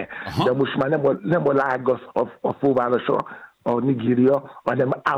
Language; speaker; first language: Hungarian; non-native, fluent; Yoruba